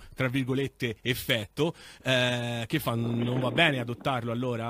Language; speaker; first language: Italian; native; Italian